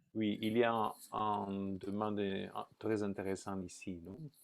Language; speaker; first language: French; non-native, fluent; Spanish